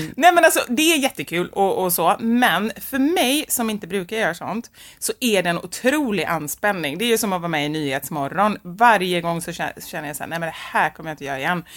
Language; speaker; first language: Swedish; native; Swedish